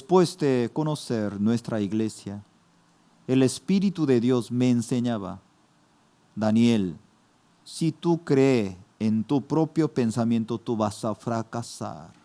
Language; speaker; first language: Spanish; non-native, fluent; Korean